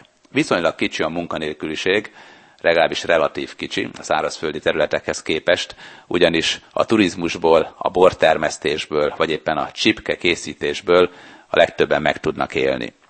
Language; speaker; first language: Hungarian; native; Hungarian